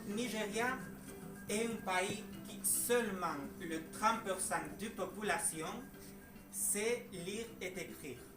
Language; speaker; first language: French; non-native, learner; Spanish